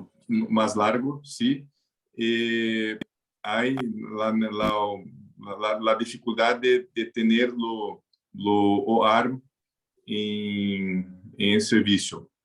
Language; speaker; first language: Spanish; non-native, learner; Portuguese